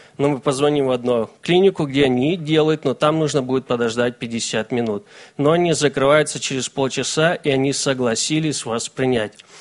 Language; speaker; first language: Russian; native; Russian